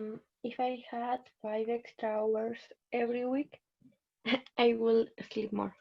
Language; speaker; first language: English; non-native, learner; Spanish